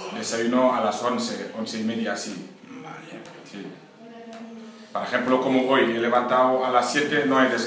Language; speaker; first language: Spanish; non-native, learner; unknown